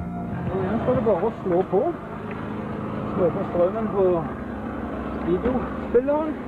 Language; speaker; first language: Norwegian; native; Norwegian